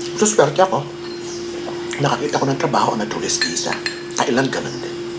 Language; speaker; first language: Filipino; native; Filipino